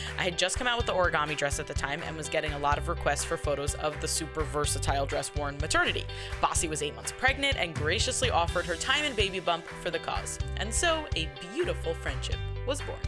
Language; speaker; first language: English; native; English